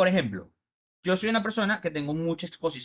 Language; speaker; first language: Spanish; native; Spanish